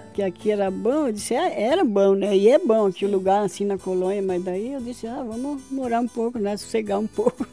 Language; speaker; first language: Portuguese; native; Portuguese